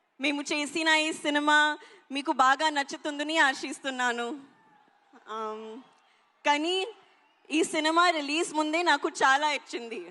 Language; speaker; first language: Telugu; non-native, local second language; Hindi